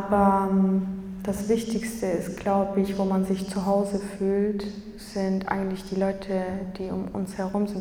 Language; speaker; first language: German; early bilingual, other home language; Kurdish